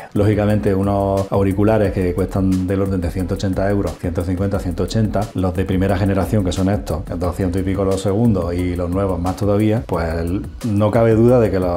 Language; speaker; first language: Spanish; native; Spanish